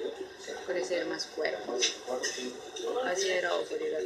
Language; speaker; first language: Spanish; non-native, learner; Japanese